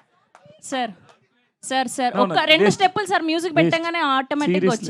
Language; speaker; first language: Telugu; native; Telugu